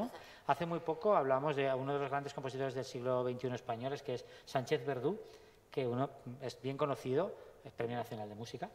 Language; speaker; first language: Spanish; native; Spanish